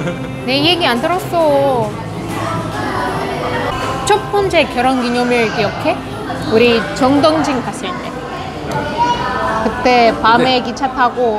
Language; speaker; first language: Korean; non-native, fluent; Russian